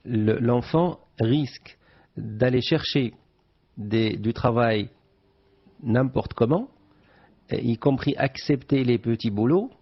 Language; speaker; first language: French; non-native, local second language; Arabic